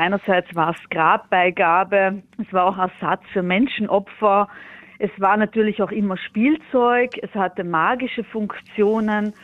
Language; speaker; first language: German; native; German